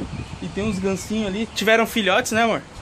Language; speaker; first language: Portuguese; native; Portuguese